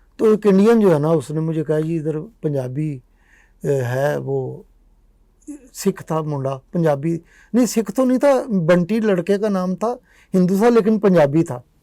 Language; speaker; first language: Urdu; non-native, local second language; Punjabi